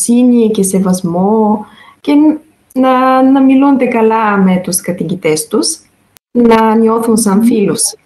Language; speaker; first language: Greek; non-native, fluent; Bulgarian